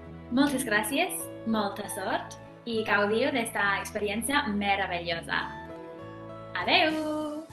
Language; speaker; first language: Catalan; non-native, fluent; English